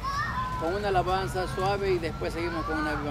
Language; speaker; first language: Spanish; native; Spanish